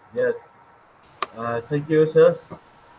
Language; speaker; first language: English; non-native, learner; Vietnamese